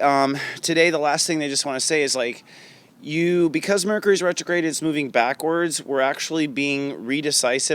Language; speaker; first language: English; native; English